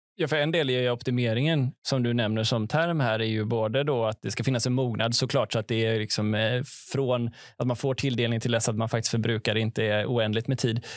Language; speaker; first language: Swedish; native; Swedish